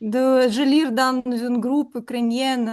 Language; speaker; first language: French; non-native, learner; Ukrainian